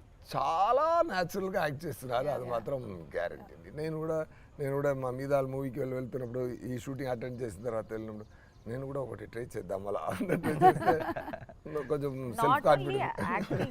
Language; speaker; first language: Telugu; non-native, fluent; Tamil